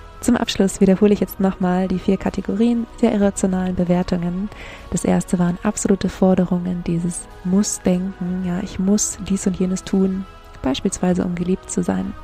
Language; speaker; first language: German; native; German